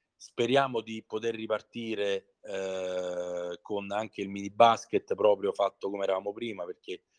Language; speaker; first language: Italian; native; Italian